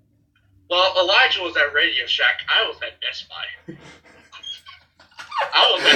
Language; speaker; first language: English; native; English